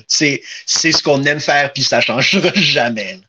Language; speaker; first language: French; native; French